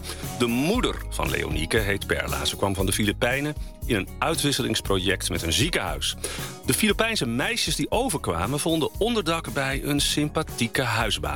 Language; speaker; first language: Dutch; native; Dutch